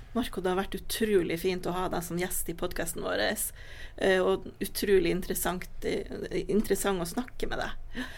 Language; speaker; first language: Norwegian; native; Norwegian